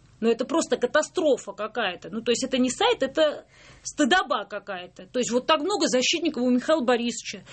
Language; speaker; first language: Russian; non-native, local second language; Georgian